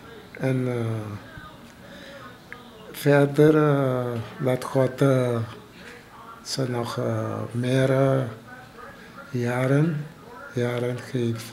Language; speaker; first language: Dutch; non-native, local second language; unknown